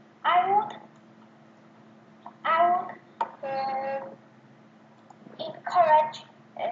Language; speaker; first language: English; non-native, learner; Vietnamese